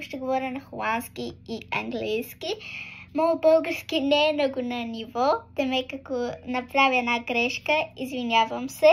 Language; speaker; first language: Bulgarian; early bilingual, heritage; Bulgarian